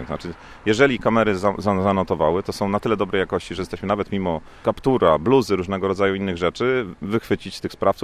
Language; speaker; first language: Polish; native; Polish